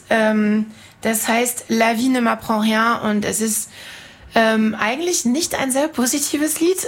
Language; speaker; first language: German; non-native, fluent; French